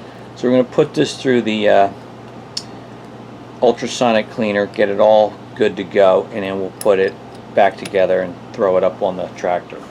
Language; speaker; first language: English; native; English